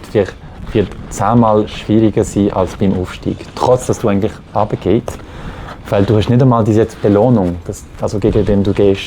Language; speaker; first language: German; non-native, local second language; French